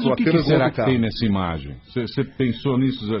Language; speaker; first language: Portuguese; native; Portuguese